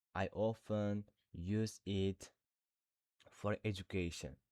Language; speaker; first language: English; non-native, learner; Uzbek